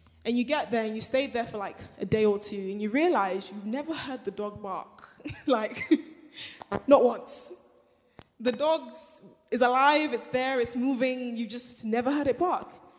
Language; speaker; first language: English; native; English